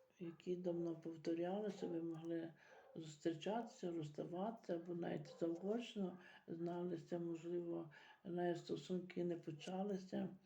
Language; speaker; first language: Ukrainian; native; Ukrainian